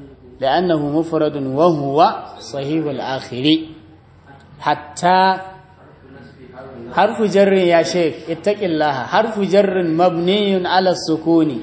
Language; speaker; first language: Arabic; non-native, fluent; Hausa